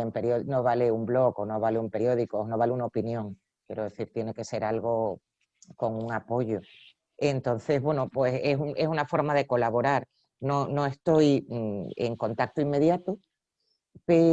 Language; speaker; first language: Spanish; native; Spanish